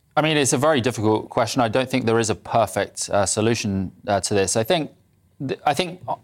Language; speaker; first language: English; native; English